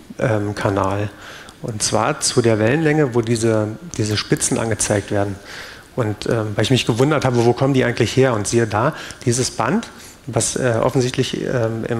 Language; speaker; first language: German; native; German